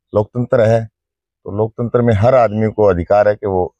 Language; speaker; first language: Hindi; native; Hindi